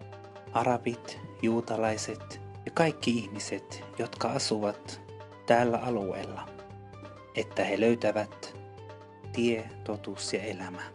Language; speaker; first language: Finnish; non-native, fluent; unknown